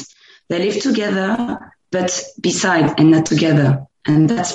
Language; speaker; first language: English; non-native, fluent; French